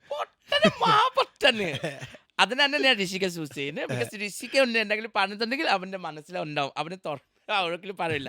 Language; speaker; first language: Malayalam; non-native, local second language; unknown